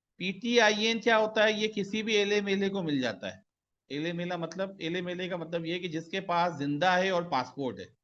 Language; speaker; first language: Urdu; native; Urdu